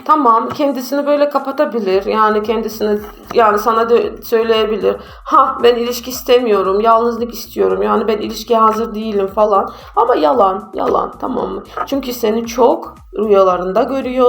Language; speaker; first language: Turkish; non-native, fluent; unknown